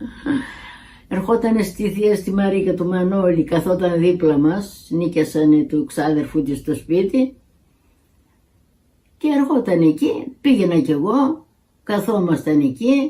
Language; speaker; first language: Greek; native; Greek